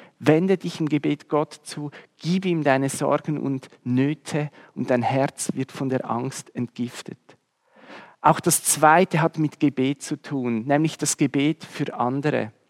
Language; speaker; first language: German; native; German